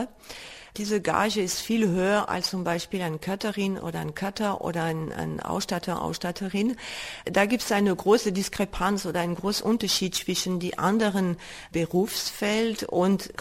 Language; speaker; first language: German; non-native, fluent; French